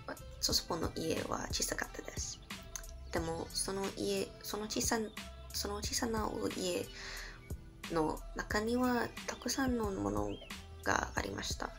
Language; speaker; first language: Japanese; non-native, learner; English